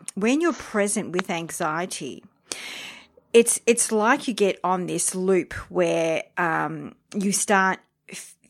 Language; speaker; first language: English; early bilingual, other home language; French